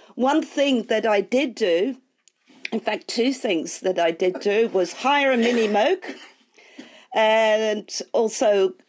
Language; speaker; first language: English; native; English